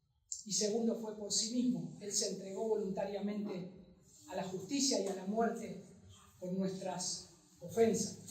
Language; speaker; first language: Spanish; native; Spanish